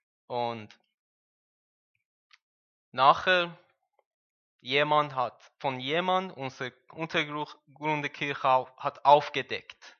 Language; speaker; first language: German; non-native, learner; Persian